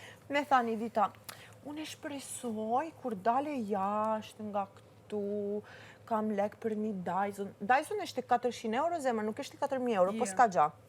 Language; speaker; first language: Albanian; early bilingual, heritage; Albanian